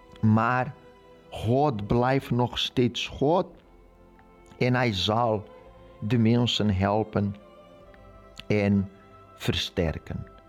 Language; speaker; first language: Dutch; non-native, learner; Portuguese